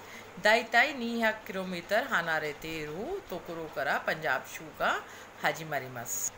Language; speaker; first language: Japanese; non-native, fluent; Hindi